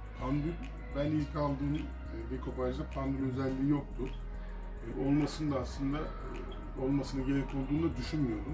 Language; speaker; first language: Turkish; native; Turkish